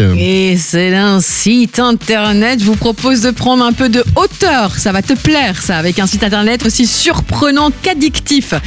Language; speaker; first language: French; native; French